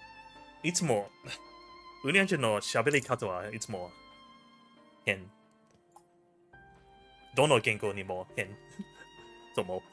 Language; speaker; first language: Japanese; non-native, learner; English